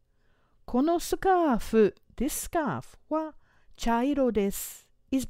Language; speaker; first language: Japanese; non-native, fluent; English